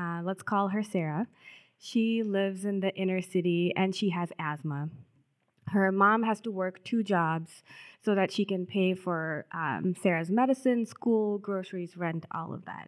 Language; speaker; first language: English; non-native, local second language; Telugu